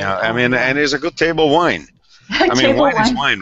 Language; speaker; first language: English; non-native, fluent; Italian